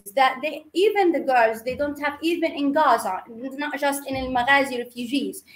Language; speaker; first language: English; non-native, fluent; Arabic